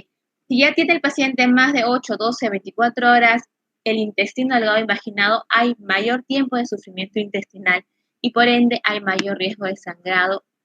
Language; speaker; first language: Spanish; native; Spanish